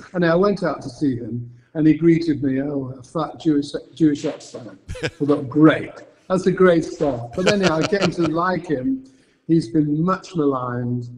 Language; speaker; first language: English; native; English